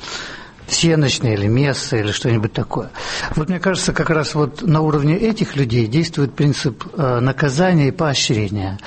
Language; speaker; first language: Russian; native; Russian